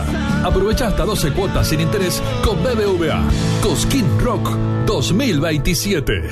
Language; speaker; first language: Spanish; native; Spanish